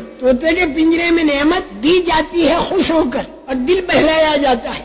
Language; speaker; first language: Urdu; native; Urdu